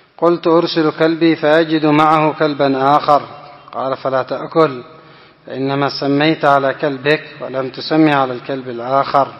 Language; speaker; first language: Arabic; non-native, fluent; Indonesian